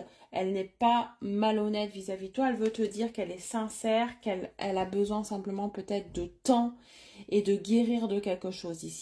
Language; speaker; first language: French; native; French